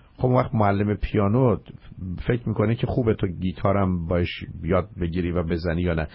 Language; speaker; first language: Persian; native; Persian